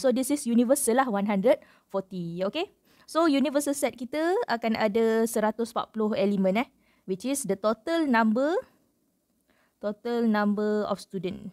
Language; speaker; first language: English; non-native, local second language; Malay